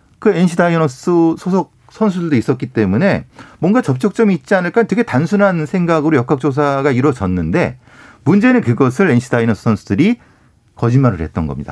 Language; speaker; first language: Korean; native; Korean